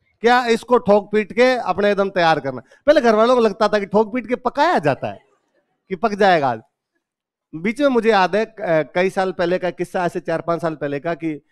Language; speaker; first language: Hindi; native; Hindi